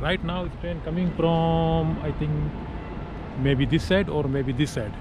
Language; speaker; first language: English; non-native, learner; Urdu